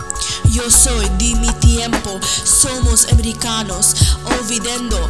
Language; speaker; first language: Spanish; non-native, learner; English